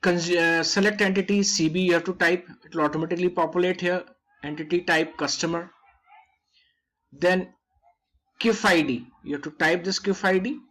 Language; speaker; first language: English; non-native, local second language; Hindi